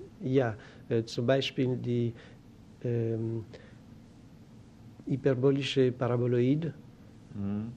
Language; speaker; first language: German; non-native, learner; Greek